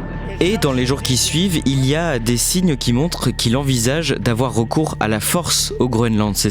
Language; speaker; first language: French; native; French